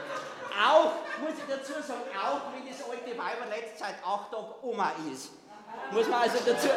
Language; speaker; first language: German; native; German